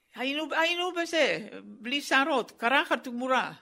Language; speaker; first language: Hebrew; non-native, fluent; Slovak